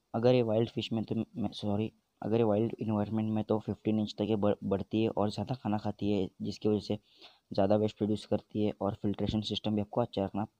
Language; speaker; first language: Hindi; native; Hindi